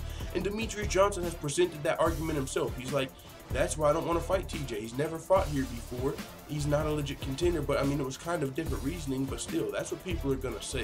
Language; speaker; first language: English; native; English